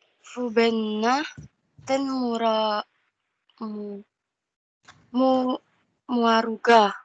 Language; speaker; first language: Japanese; non-native, learner; Indonesian